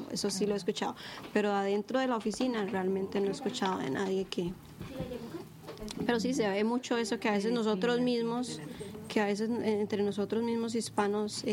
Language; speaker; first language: Spanish; native; Spanish